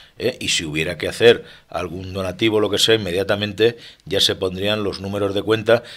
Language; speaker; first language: Spanish; native; Spanish